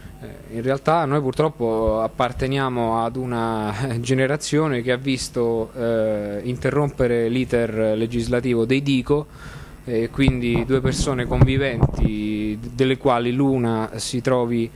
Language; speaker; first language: Italian; native; Italian